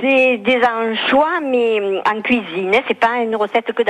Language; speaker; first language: French; native; French